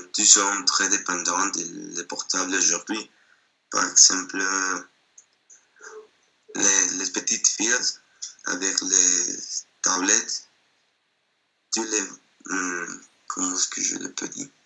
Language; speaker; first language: French; non-native, learner; Spanish